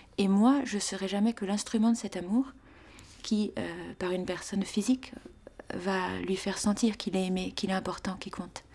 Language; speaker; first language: French; native; French